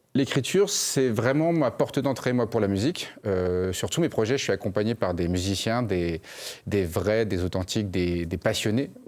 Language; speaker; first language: French; early bilingual, other home language; Khmer